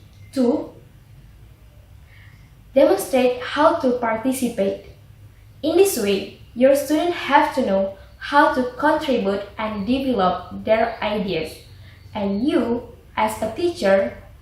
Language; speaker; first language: English; non-native, learner; Indonesian